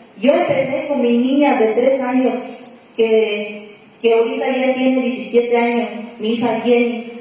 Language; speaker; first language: Spanish; non-native, local second language; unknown